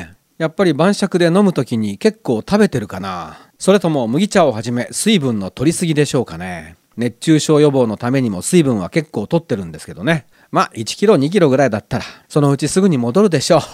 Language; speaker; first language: Japanese; native; Japanese